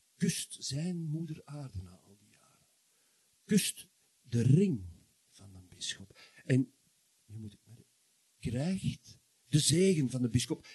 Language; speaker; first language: Dutch; native; Dutch